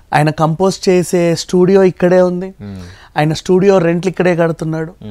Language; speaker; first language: Telugu; native; Telugu